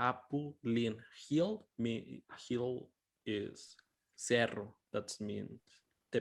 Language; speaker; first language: English; non-native, fluent; Spanish